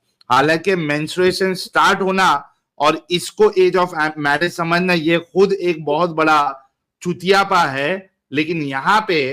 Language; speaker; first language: Hindi; native; Hindi